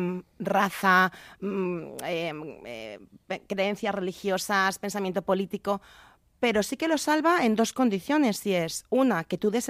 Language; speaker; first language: Spanish; native; Spanish